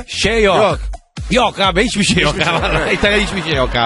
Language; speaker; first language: Turkish; non-native, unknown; Italian